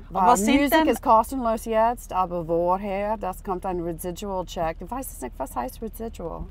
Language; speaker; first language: German; non-native, learner; English